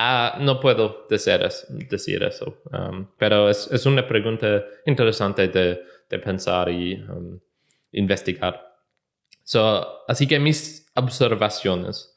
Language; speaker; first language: Spanish; non-native, learner; English